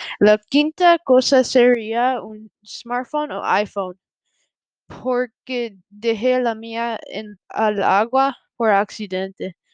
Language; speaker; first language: Spanish; non-native, learner; English